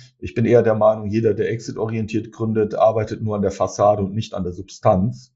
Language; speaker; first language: German; early bilingual, other home language; Turkish